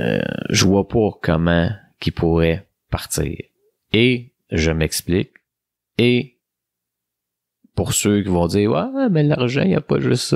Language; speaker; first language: French; native; French